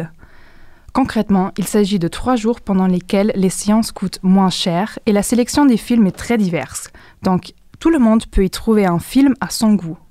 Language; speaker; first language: French; non-native, fluent; German